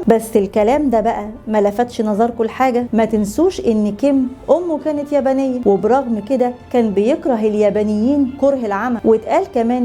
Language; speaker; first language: Arabic; native; Arabic